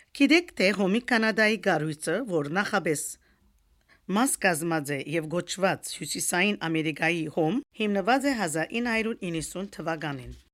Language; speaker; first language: Armenian; early bilingual, heritage; Armenian